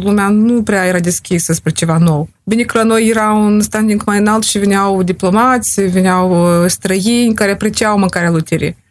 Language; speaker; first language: Romanian; native; Romanian